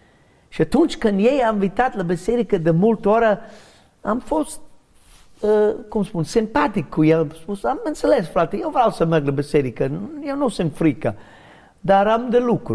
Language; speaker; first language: Romanian; early bilingual, heritage; English